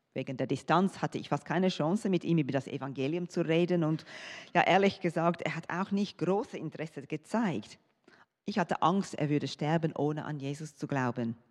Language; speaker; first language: German; non-native, fluent; English